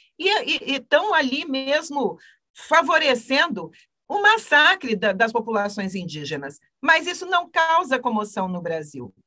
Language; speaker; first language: Portuguese; native; Portuguese